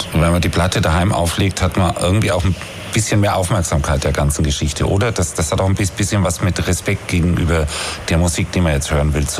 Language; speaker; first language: German; native; German